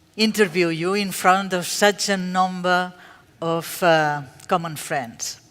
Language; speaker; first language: English; non-native, fluent; Catalan